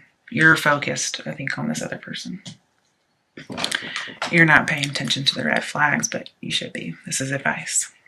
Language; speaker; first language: English; native; English